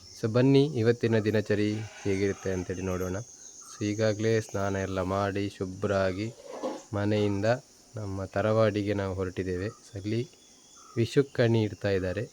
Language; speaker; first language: Kannada; non-native, local second language; Tulu